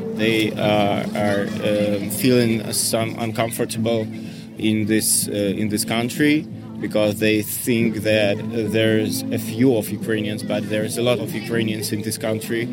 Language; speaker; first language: English; non-native, learner; Ukrainian